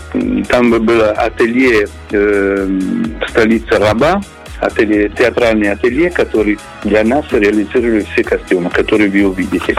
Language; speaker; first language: Russian; non-native, learner; Italian